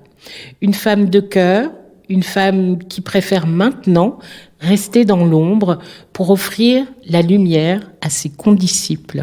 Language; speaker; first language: French; native; French